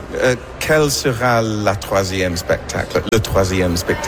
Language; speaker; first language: French; non-native, learner; English